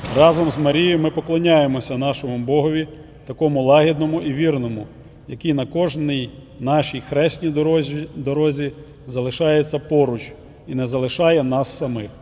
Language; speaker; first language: Ukrainian; native; Ukrainian